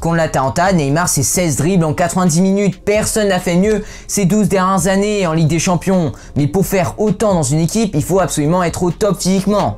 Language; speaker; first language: French; native; French